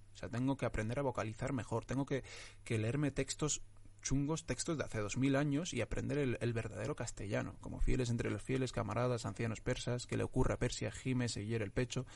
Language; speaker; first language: Spanish; early bilingual, other home language; Arabic